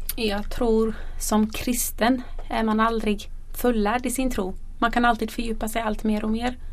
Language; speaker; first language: Swedish; early bilingual, other home language; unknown